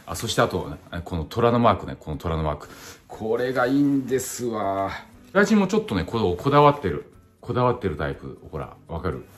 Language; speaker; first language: Japanese; native; Japanese